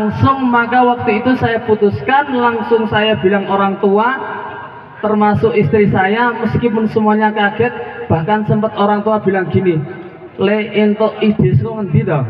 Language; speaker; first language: Indonesian; non-native, local second language; Javanese